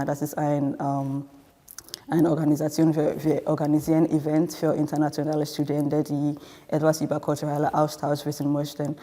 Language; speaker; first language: German; non-native, fluent; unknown